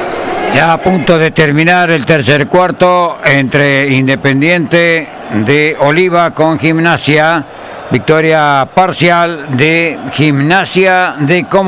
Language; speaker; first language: Spanish; native; Spanish